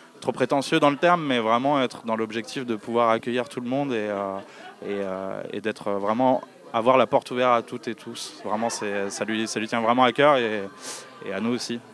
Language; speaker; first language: French; native; French